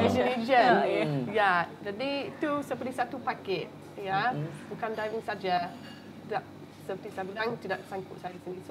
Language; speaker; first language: Indonesian; non-native, fluent; English